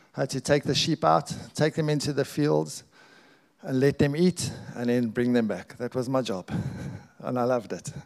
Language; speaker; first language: English; native; English